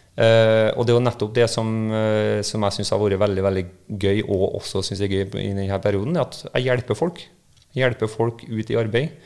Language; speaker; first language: Norwegian; native; Norwegian